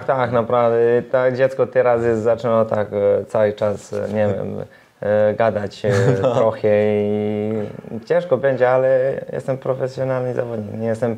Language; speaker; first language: Polish; non-native, learner; Serbian